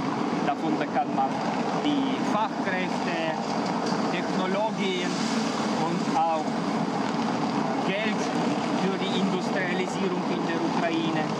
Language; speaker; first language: German; non-native, fluent; Ukrainian